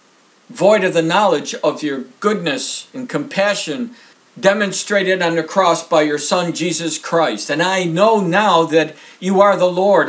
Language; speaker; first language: English; native; English